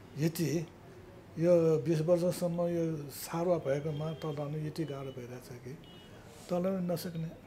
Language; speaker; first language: Nepali; non-native, local second language; Newari